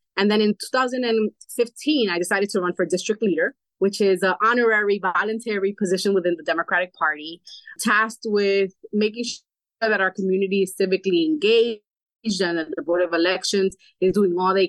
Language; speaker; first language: English; early bilingual, other home language; Spanish